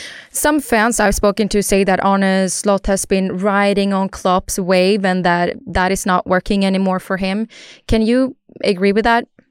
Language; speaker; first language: English; non-native, fluent; Swedish